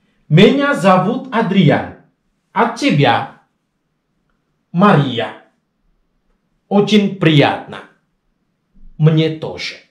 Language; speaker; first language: Russian; non-native, fluent; Indonesian